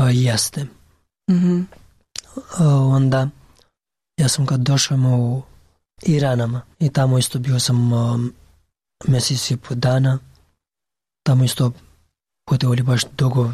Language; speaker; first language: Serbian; non-native, learner; Pashto